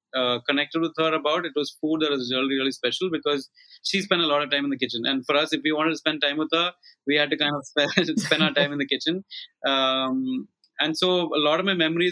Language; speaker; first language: English; non-native, local second language; Malayalam